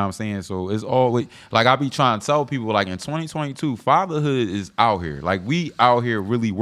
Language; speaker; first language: English; native; English